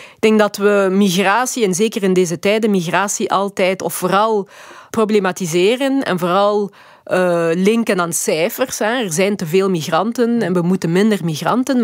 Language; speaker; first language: Dutch; early bilingual, other home language; Lingala